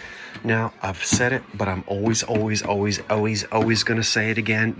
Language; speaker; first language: English; native; English